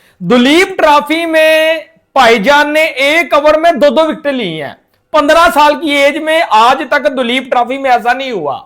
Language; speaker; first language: Urdu; non-native, local second language; Punjabi